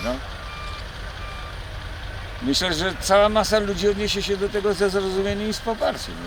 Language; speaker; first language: Polish; native; Polish